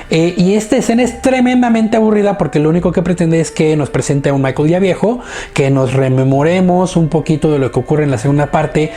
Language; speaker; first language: Spanish; native; Spanish